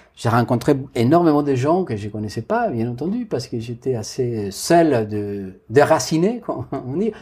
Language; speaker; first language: French; non-native, fluent; Spanish